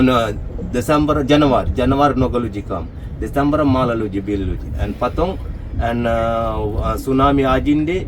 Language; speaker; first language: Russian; non-native, learner; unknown